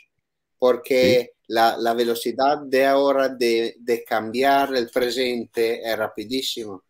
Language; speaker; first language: Spanish; non-native, learner; Italian